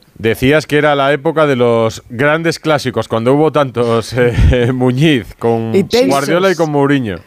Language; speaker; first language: Spanish; native; Spanish